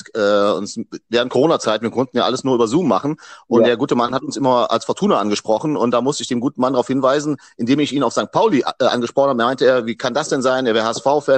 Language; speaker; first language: German; native; German